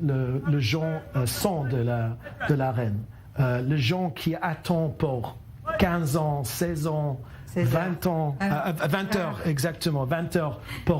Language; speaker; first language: French; non-native, learner; English